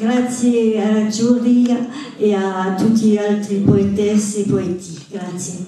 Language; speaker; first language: Italian; non-native, learner; French